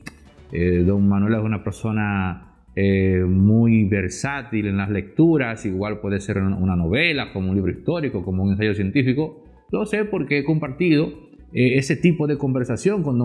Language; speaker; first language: Spanish; native; Spanish